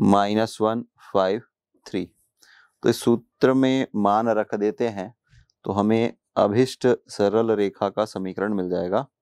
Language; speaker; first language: Hindi; native; Hindi